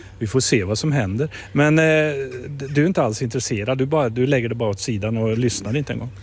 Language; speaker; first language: Swedish; native; Swedish